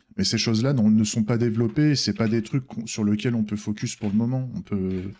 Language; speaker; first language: French; native; French